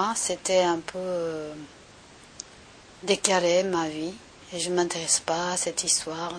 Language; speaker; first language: French; non-native, learner; Japanese